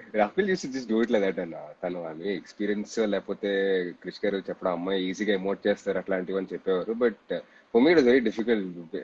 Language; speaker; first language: Telugu; native; Telugu